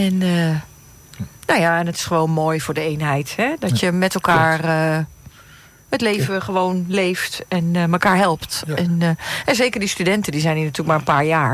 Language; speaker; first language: Dutch; native; Dutch